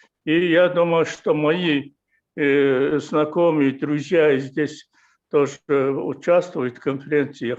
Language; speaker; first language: Russian; non-native, fluent; Mongolian